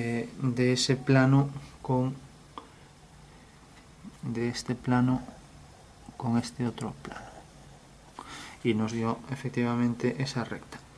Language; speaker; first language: Spanish; native; Spanish